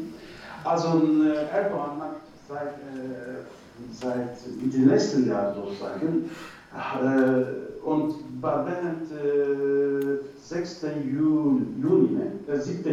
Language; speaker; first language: German; non-native, learner; Turkish